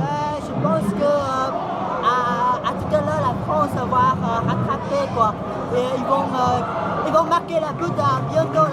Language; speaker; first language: French; non-native, fluent; Khmer